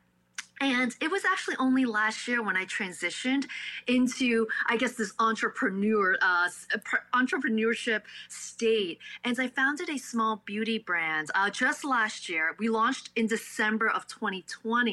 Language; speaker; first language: English; early bilingual, other home language; Cantonese